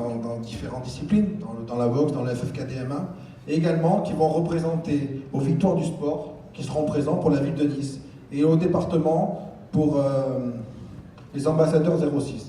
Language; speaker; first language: French; native; French